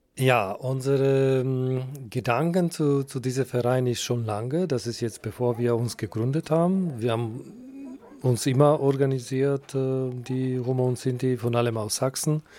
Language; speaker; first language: German; non-native, fluent; Romany